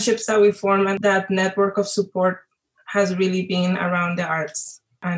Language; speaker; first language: English; non-native, fluent; Spanish